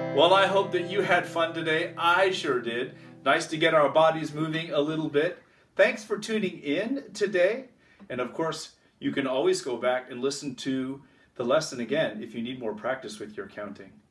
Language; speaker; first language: English; native; English